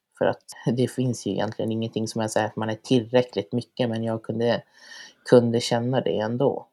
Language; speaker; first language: Swedish; native; Swedish